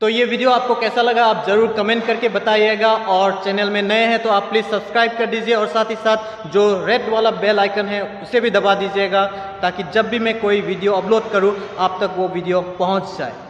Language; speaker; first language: Hindi; non-native, local second language; Assamese